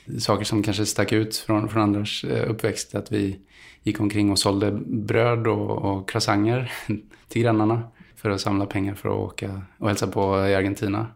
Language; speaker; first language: Swedish; early bilingual, other home language; Spanish